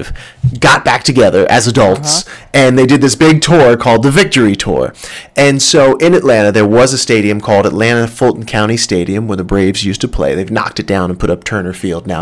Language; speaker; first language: English; native; English